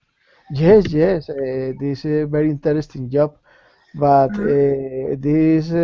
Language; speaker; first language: English; non-native, learner; Spanish